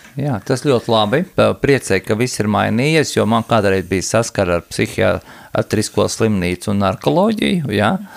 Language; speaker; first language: Latvian; native; Latvian